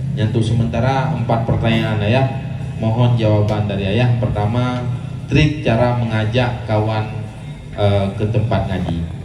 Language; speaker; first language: Malay; non-native, local second language; Achinese